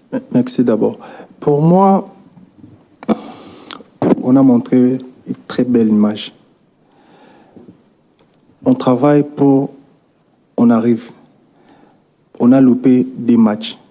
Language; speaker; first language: French; non-native, local second language; Lingala